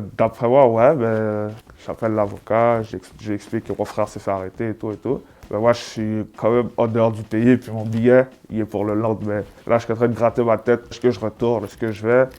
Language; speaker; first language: French; native; French